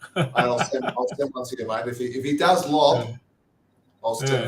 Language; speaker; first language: English; native; English